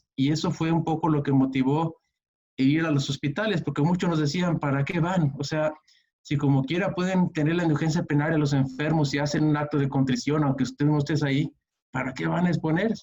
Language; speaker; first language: Spanish; native; Spanish